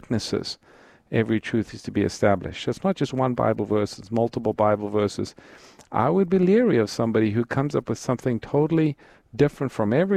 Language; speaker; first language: English; native; English